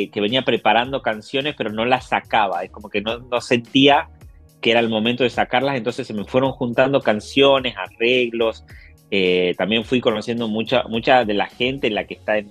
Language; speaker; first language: Spanish; native; Spanish